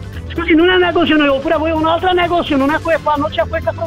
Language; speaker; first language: Italian; non-native, learner; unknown